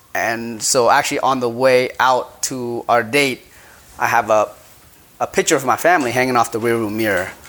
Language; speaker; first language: English; early bilingual, other home language; Khmer